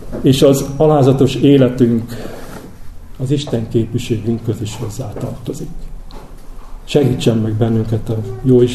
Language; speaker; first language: Hungarian; native; Hungarian